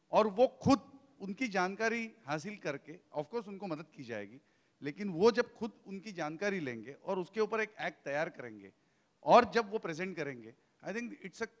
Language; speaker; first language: Hindi; native; Hindi